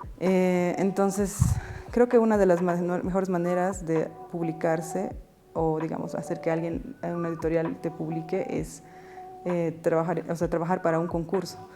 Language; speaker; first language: Spanish; early bilingual, other home language; Russian